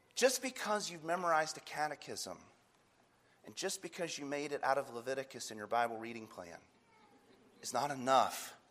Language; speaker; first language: English; native; English